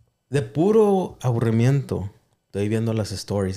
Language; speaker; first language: Spanish; early bilingual, heritage; Spanish